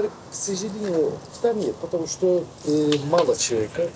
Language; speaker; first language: Russian; non-native, learner; Turkish